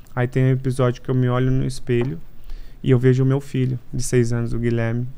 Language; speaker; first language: Portuguese; native; Portuguese